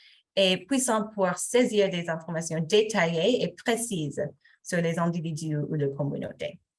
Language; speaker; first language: French; non-native, fluent; English